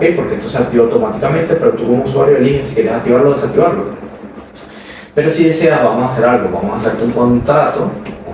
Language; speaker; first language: Spanish; native; Spanish